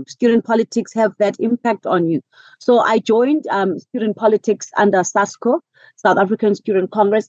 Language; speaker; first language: English; non-native, local second language; Xhosa